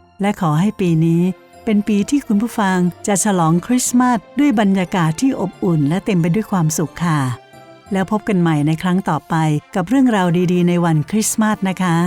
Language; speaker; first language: Thai; native; Thai